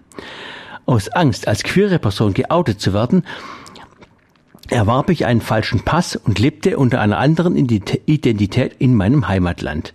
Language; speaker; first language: German; native; German